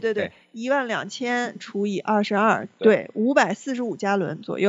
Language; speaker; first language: Chinese; native; Chinese